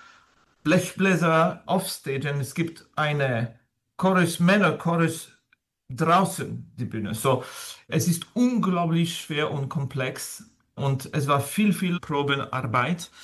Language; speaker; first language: German; non-native, fluent; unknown